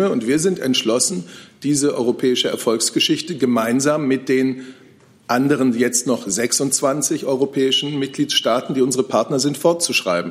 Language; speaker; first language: German; native; German